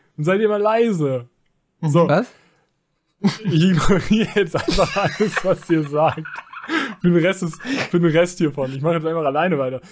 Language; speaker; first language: German; native; German